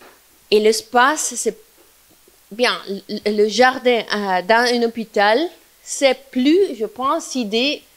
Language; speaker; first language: French; non-native, fluent; Italian